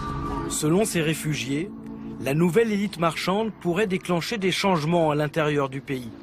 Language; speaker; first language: French; native; French